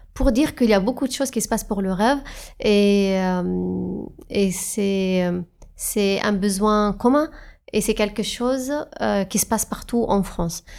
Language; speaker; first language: French; non-native, fluent; Arabic